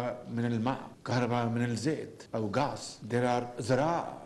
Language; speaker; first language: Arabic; non-native, learner; Urdu